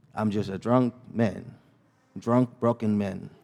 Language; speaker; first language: English; non-native, fluent; Spanish